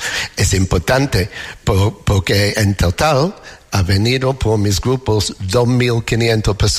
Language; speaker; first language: Spanish; non-native, learner; English